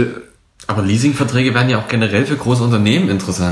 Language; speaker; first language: German; native; German